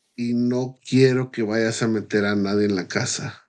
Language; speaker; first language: Spanish; early bilingual, heritage; Spanish